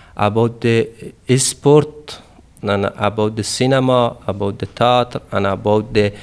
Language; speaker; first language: English; non-native, learner; Persian